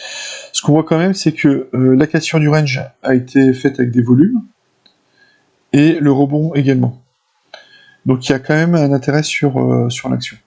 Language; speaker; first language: French; native; French